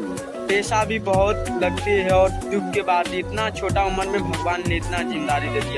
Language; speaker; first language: Hindi; non-native, local second language; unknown